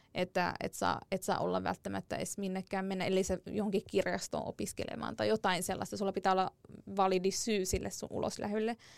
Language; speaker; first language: Finnish; early bilingual, other home language; Arabic